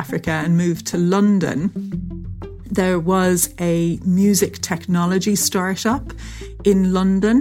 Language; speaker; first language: English; native; English